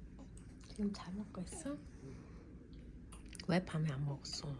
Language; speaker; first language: Korean; non-native, fluent; English